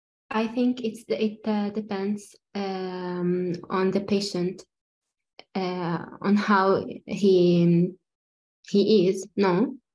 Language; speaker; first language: English; non-native, learner; Italian